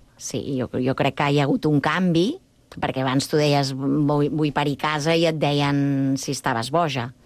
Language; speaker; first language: Catalan; native; Catalan